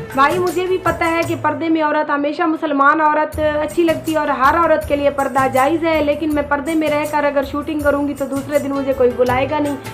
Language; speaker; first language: Urdu; native; Urdu